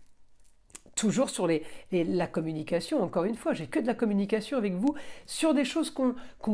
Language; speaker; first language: French; native; French